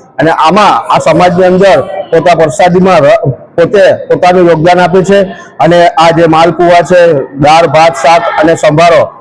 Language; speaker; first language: Gujarati; native; Gujarati